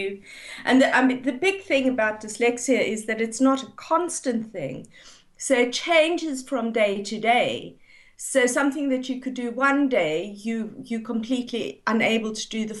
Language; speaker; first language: English; native; English